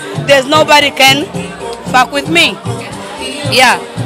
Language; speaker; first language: English; non-native, learner; Swahili